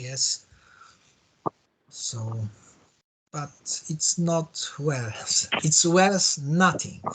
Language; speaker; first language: English; non-native, learner; Polish